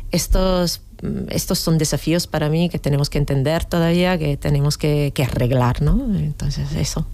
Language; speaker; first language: Spanish; non-native, fluent; Italian